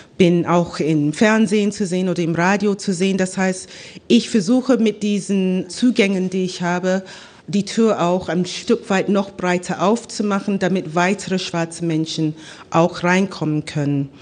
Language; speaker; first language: German; non-native, fluent; English